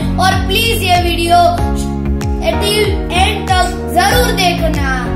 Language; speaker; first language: Hindi; native; Hindi